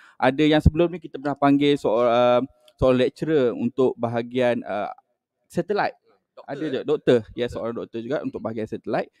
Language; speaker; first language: Malay; native; Malay